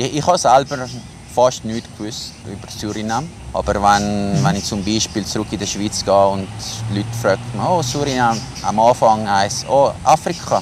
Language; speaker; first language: German; non-native, local second language; Italian